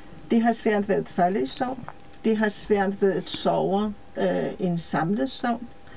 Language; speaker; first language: Danish; non-native, fluent; Polish